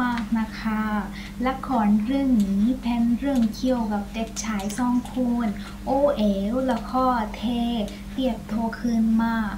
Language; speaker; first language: Thai; non-native, learner; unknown